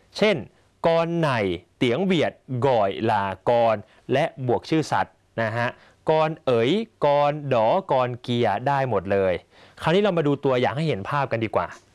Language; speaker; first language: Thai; native; Thai